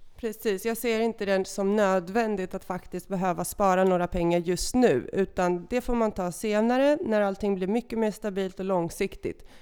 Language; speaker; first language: Swedish; native; Swedish